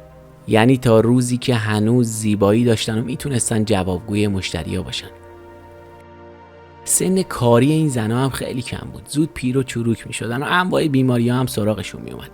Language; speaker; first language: Persian; native; Persian